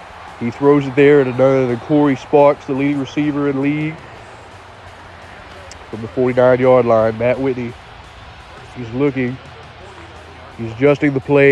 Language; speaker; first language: English; native; English